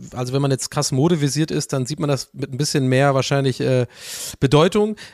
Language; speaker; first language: German; non-native, fluent; English